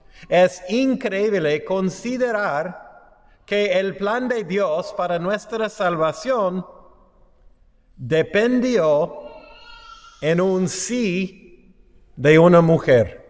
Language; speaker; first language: Spanish; non-native, fluent; English